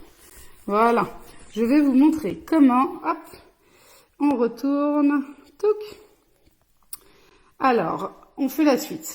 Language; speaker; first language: French; native; French